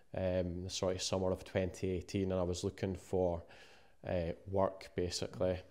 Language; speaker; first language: English; native; English